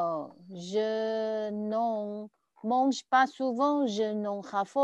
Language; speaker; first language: French; non-native, learner; Chinese